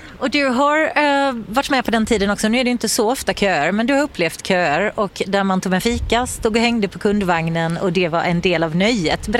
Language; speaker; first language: Swedish; native; Swedish